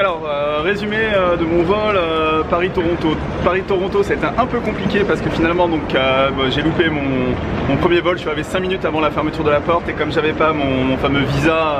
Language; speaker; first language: French; native; French